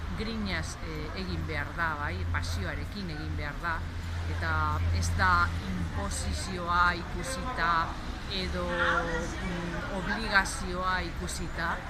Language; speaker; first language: Basque; non-native, local second language; Spanish